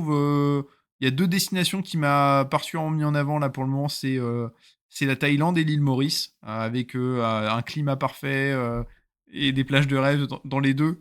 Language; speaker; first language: French; native; French